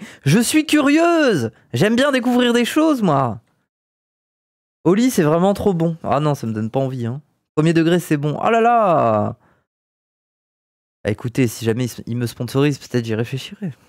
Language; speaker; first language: French; native; French